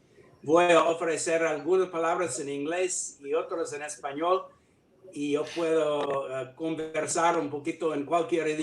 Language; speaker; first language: Spanish; non-native, learner; English